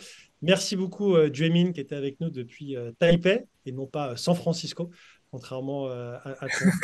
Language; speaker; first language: French; native; French